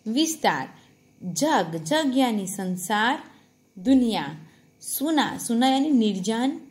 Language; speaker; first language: Hindi; non-native, local second language; Gujarati